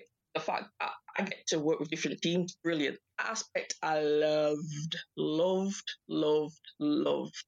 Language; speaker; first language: English; native; English